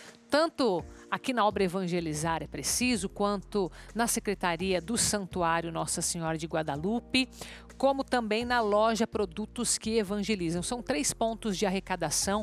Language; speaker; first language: Portuguese; native; Portuguese